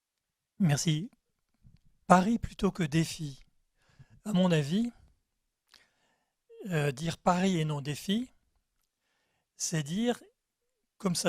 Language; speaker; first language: French; native; French